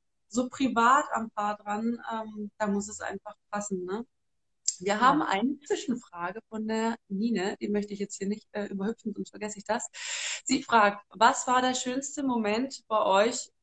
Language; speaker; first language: German; native; German